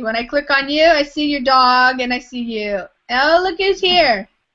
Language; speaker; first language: English; native; English